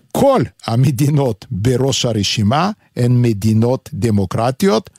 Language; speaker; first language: Hebrew; non-native, fluent; Lithuanian